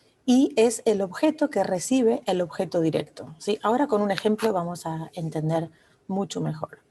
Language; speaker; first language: Spanish; non-native, fluent; English